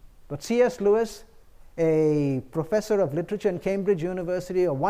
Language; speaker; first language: English; non-native, local second language; Bangla